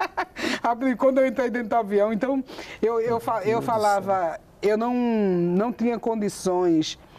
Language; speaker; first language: Portuguese; native; Portuguese